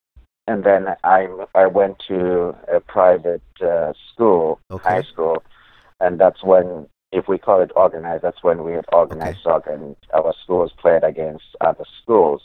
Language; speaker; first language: English; non-native, local second language; North Ndebele